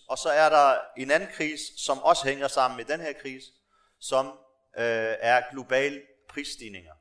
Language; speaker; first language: Danish; non-native, local second language; Arabic